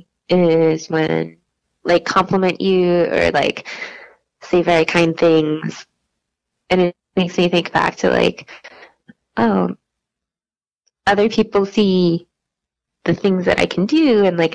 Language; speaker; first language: English; native; English